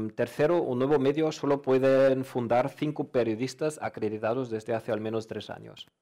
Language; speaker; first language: Spanish; non-native, fluent; German